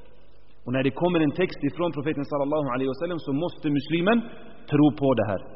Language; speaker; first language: Swedish; early bilingual, other home language; Arabic